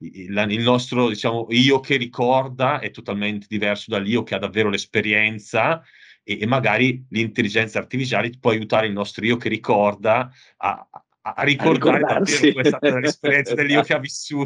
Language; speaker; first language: Italian; native; Italian